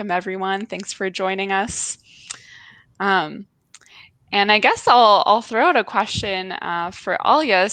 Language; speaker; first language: English; native; English